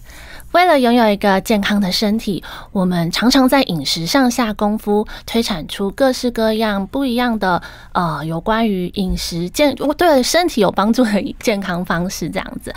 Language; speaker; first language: Chinese; native; Chinese